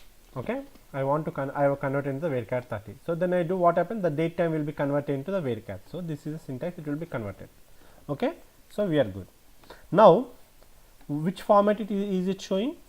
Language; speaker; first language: English; non-native, local second language; Telugu